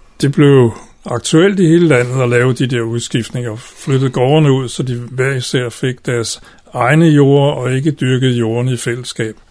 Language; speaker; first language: Danish; native; Danish